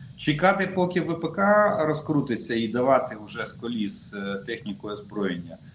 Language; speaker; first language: Ukrainian; non-native, local second language; Russian